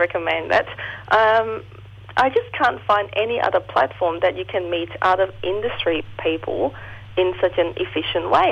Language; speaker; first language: English; non-native, local second language; Cantonese